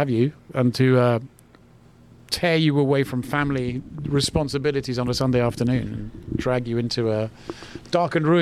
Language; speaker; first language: English; non-native, local second language; French